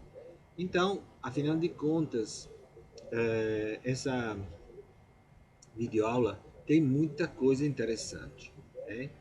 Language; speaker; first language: Portuguese; non-native, fluent; Italian